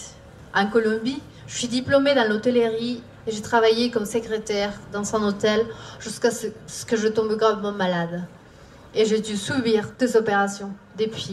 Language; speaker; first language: French; non-native, learner; Spanish